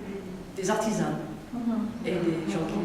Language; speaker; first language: French; non-native, learner; English